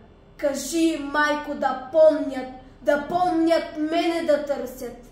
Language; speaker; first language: Bulgarian; native; Bulgarian